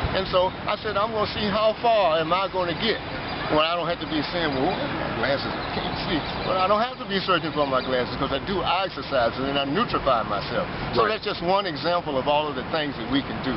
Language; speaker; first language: English; native; English